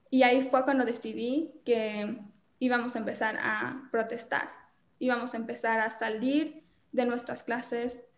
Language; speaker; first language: Spanish; native; Spanish